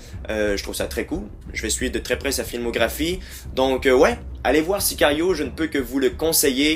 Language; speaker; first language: French; native; French